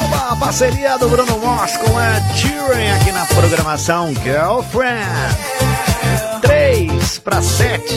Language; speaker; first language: Portuguese; native; Portuguese